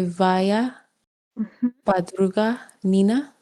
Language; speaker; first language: Russian; non-native, learner; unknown